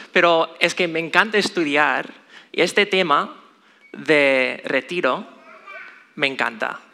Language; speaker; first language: Spanish; non-native, fluent; English